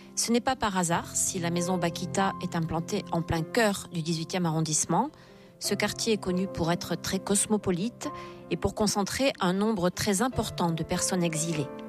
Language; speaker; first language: French; native; French